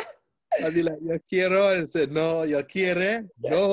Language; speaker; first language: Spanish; non-native, learner; English